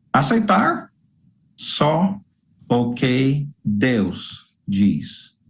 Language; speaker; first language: Portuguese; non-native, fluent; English